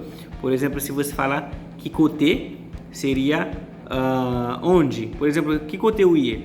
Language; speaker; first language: Portuguese; non-native, fluent; Haitian Creole